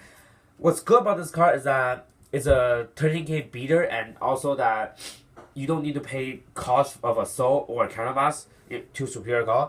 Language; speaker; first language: English; non-native, fluent; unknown